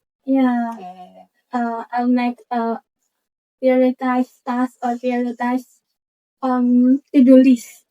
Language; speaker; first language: English; non-native, learner; Indonesian